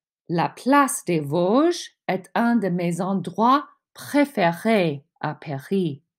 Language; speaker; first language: French; non-native, fluent; English